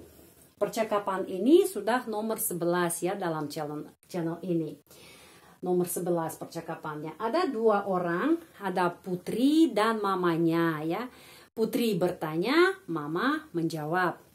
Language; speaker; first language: Indonesian; non-native, fluent; Russian